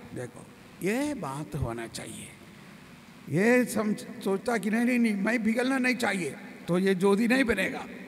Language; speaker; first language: Hindi; non-native, local second language; Malayalam